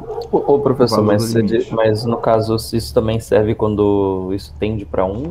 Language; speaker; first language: Portuguese; native; Portuguese